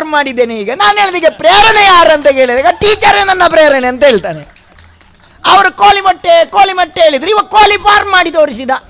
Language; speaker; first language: Kannada; non-native, local second language; Tulu